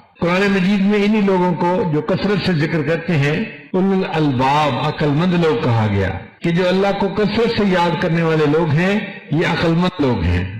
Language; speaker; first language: Urdu; non-native, local second language; Punjabi